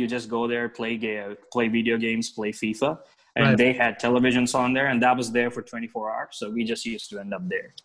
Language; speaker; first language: English; non-native, local second language; Telugu